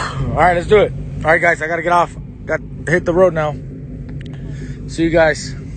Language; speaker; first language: English; early bilingual, other home language; Spanish